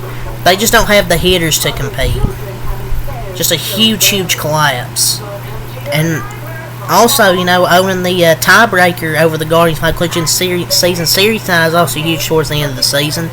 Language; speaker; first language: English; native; English